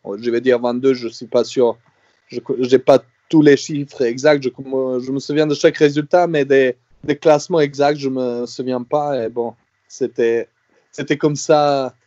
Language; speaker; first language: French; non-native, fluent; Serbian